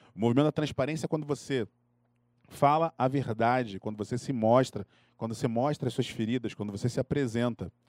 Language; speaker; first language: Portuguese; native; Portuguese